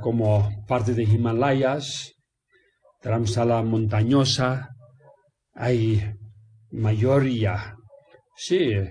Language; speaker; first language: Spanish; non-native, learner; Tibetan